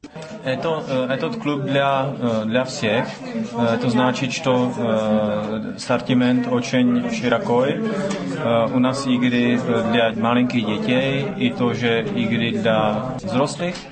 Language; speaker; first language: Russian; non-native, learner; Czech